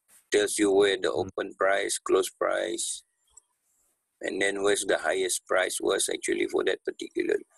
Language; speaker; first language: English; non-native, local second language; Malay